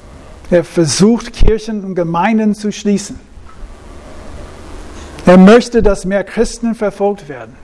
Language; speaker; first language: German; non-native, fluent; English